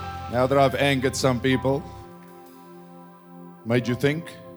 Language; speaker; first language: English; non-native, local second language; Afrikaans